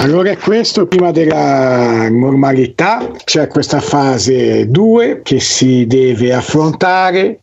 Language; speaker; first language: Italian; non-native, fluent; Portuguese